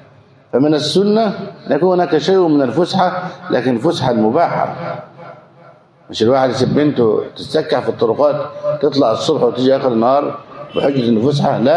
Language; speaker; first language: Arabic; native; Arabic